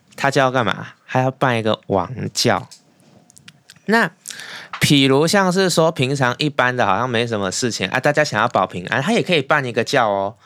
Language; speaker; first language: Chinese; native; Chinese